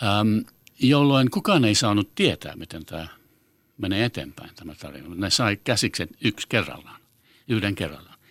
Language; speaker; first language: Finnish; non-native, fluent; English